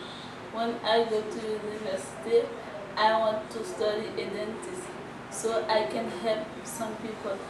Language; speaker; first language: English; non-native, learner; Haitian Creole